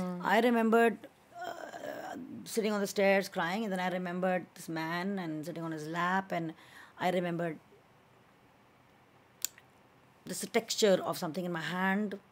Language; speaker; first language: English; early bilingual, other home language; Hindi